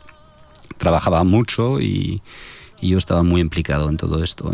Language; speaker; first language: Spanish; non-native, fluent; French